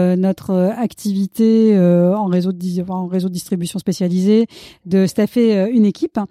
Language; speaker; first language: French; non-native, fluent; Malayalam